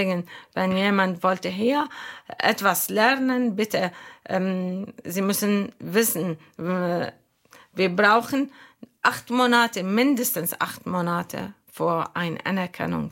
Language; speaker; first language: German; non-native, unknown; Arabic